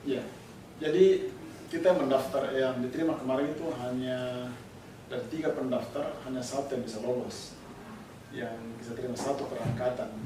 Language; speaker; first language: Indonesian; native; Indonesian